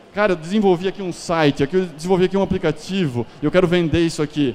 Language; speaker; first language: Portuguese; native; Portuguese